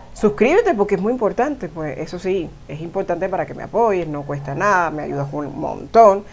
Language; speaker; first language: Spanish; native; Spanish